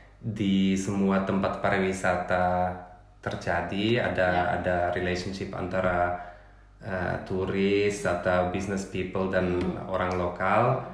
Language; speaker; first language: Indonesian; non-native, fluent; German